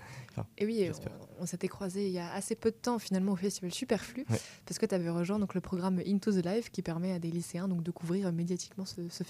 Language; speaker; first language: French; native; French